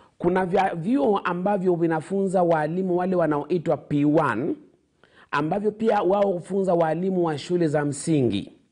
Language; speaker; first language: Swahili; non-native, local second language; Luyia